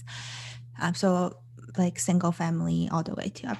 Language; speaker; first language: English; non-native, local second language; Cantonese